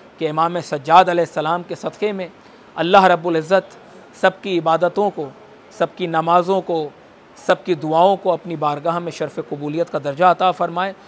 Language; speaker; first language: Hindi; native; Hindi